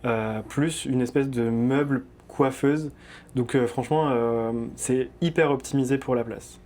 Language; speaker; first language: French; native; French